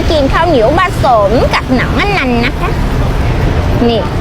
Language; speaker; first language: Thai; non-native, learner; Vietnamese